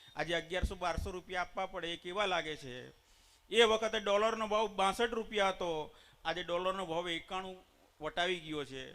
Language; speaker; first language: Gujarati; native; Gujarati